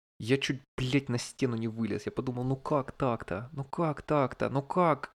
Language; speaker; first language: Russian; native; Russian